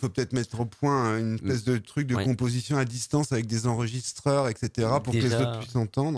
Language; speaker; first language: French; native; French